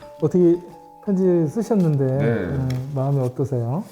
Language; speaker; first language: Korean; native; Korean